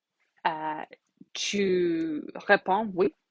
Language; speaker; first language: French; non-native, learner; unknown